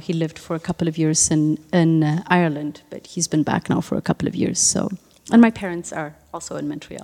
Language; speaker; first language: English; non-native, fluent; Tigrinya